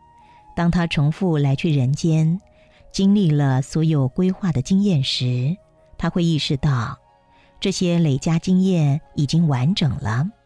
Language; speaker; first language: Chinese; native; Chinese